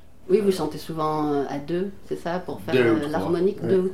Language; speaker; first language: French; native; French